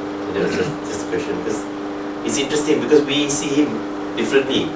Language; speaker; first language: English; non-native, local second language; Malay